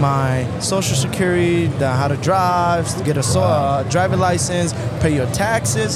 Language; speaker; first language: English; early bilingual, other home language; Spanish